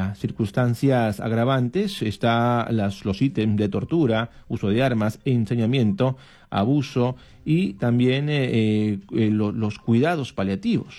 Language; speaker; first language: Spanish; native; Spanish